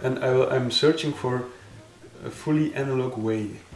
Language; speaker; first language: English; non-native, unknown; Dutch